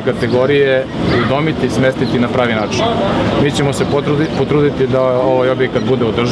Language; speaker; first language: Serbian; native; Serbian